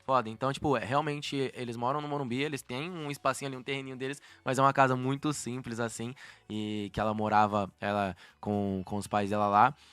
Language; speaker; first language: Portuguese; native; Portuguese